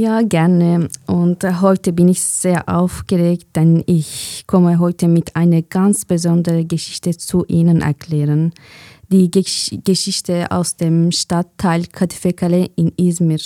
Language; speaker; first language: German; non-native, fluent; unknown